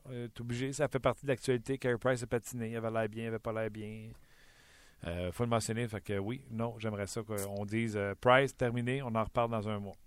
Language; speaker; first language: French; native; French